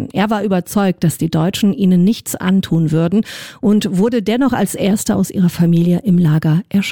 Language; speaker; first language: German; native; German